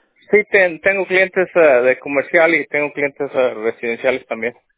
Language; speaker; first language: Spanish; native; Spanish